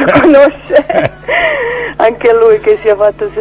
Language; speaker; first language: Italian; non-native, fluent; Croatian